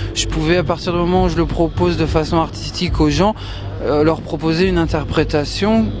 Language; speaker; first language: French; native; French